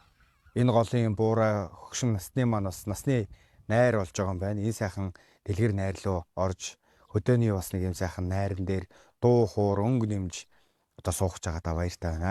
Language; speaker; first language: Mongolian; native; Mongolian